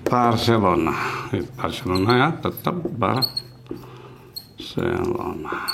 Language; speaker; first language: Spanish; non-native, fluent; Indonesian